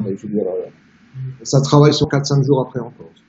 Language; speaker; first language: French; native; French